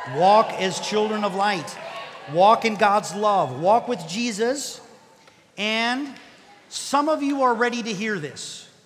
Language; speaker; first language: English; non-native, fluent; Spanish